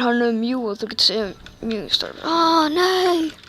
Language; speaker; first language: Icelandic; early bilingual, heritage; Swedish